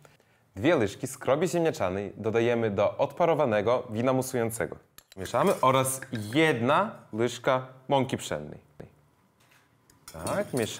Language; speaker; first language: Polish; native; Polish